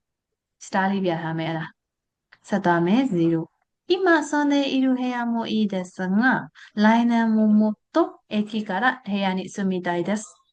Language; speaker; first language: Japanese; non-native, fluent; Burmese